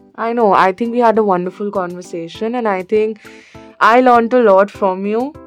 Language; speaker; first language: English; non-native, local second language; Hindi